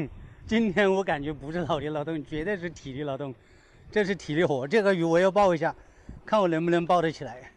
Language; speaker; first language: Chinese; native; Chinese